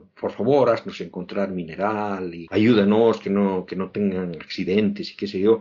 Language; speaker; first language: Spanish; native; Spanish